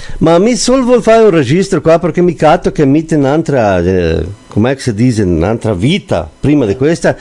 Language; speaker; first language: Italian; early bilingual, heritage; Venetian